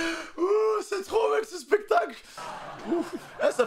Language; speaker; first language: French; native; French